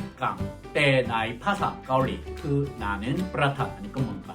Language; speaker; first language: Thai; non-native, fluent; Korean